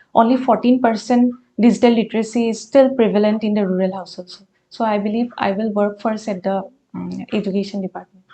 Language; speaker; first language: English; non-native, local second language; Assamese